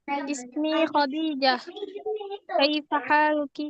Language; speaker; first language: Arabic; non-native, learner; Indonesian